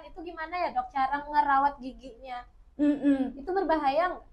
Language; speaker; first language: Indonesian; native; Indonesian